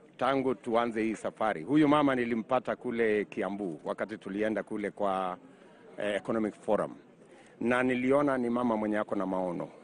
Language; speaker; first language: Swahili; non-native, local second language; Kalenjin